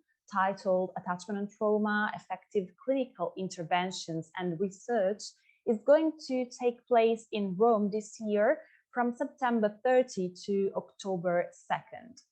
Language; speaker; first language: English; non-native, fluent; Italian